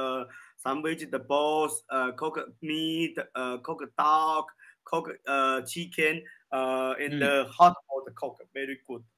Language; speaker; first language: English; non-native, learner; Chinese